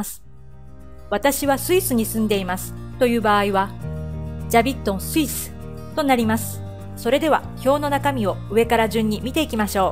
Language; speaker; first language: Japanese; native; Japanese